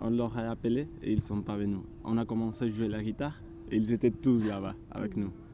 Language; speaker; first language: French; non-native, learner; Spanish